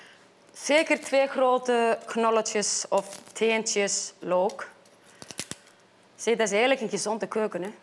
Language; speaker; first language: Dutch; non-native, fluent; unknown